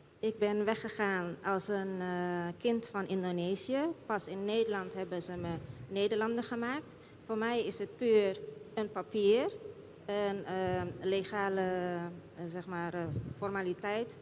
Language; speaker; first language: Dutch; early bilingual, other home language; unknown